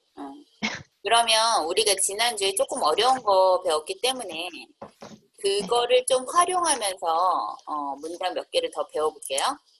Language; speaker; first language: Korean; native; Korean